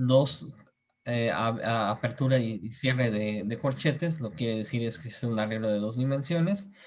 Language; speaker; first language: Spanish; native; Spanish